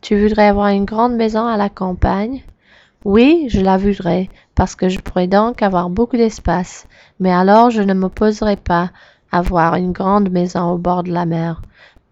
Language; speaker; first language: French; non-native, learner; English